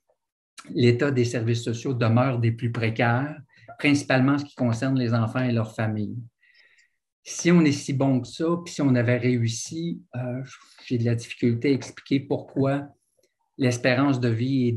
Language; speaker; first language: French; native; French